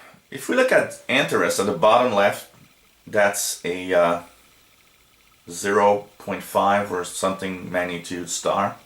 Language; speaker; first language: English; non-native, local second language; French